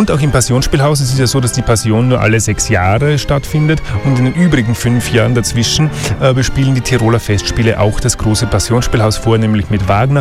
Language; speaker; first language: German; native; German